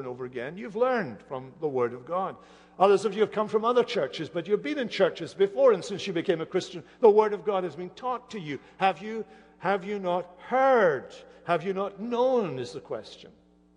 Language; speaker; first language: English; native; English